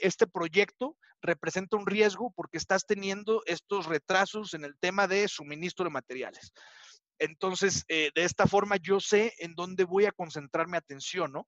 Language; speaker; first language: Spanish; native; Spanish